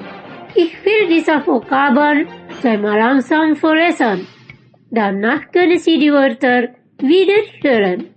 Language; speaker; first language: German; non-native, fluent; Indonesian